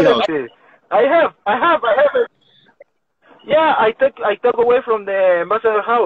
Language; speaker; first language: English; non-native, learner; Spanish